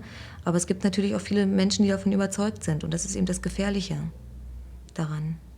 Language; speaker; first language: German; native; German